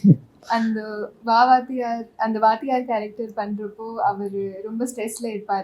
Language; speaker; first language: Tamil; non-native, local second language; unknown